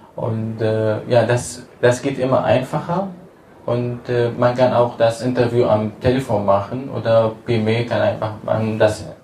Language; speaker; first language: German; non-native, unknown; Arabic